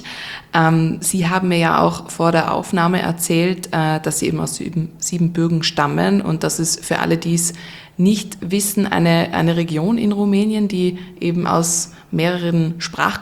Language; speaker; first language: German; native; German